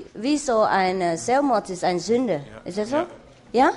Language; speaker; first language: German; non-native, learner; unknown